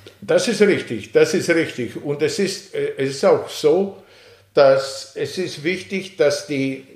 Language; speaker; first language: German; non-native, fluent; Greek